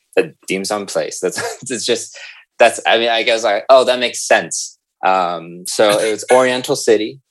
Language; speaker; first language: English; native; English